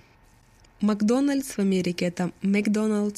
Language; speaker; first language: Russian; native; Russian